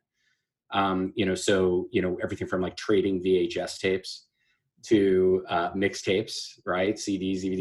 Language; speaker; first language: English; native; English